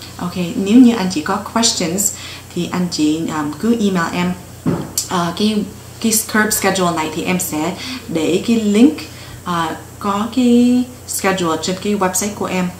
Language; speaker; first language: Vietnamese; early bilingual, heritage; Vietnamese